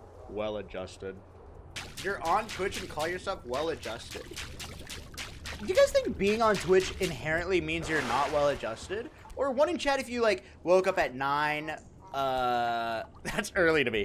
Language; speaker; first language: English; native; English